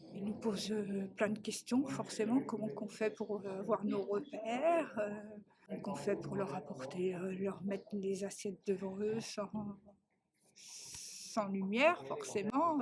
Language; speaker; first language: French; native; French